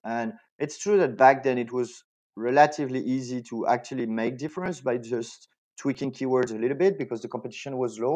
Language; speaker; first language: English; non-native, fluent; French